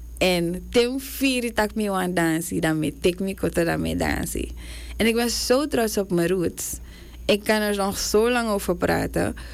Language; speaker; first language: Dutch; native; Dutch